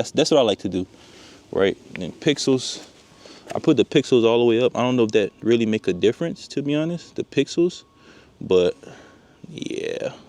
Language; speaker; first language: English; native; English